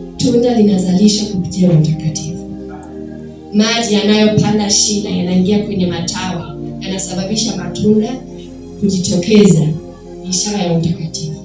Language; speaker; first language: Swahili; non-native, fluent; German